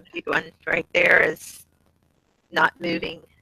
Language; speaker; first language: English; native; English